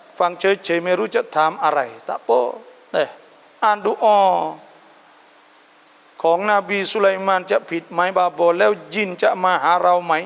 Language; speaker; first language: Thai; non-native, local second language; Malay